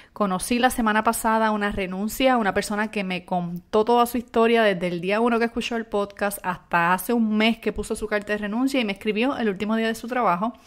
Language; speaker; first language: Spanish; native; Spanish